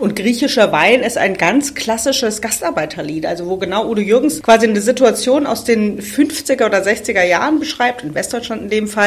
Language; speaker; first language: German; native; German